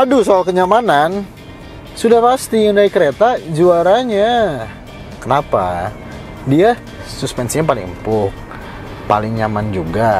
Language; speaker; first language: Indonesian; native; Indonesian